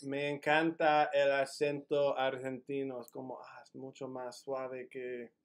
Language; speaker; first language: Spanish; non-native, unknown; English